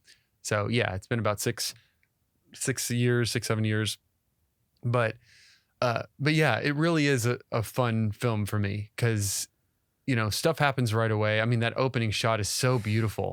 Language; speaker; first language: English; native; English